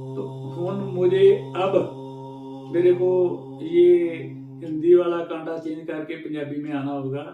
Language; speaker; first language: Hindi; non-native, local second language; Punjabi